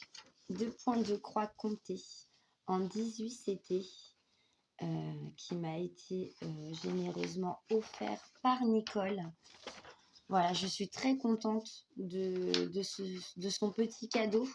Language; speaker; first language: French; native; French